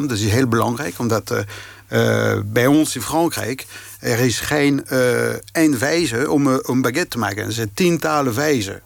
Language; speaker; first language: Dutch; non-native, fluent; French